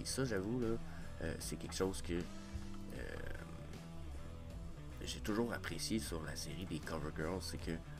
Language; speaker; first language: French; native; French